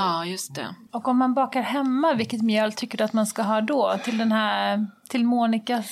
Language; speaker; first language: Swedish; native; Swedish